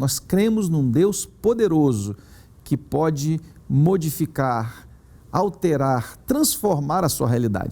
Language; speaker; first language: Portuguese; native; Portuguese